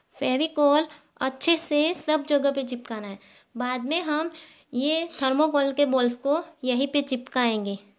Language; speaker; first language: Hindi; non-native, local second language; Gujarati